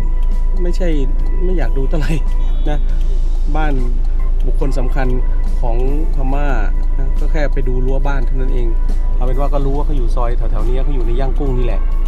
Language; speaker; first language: Thai; native; Thai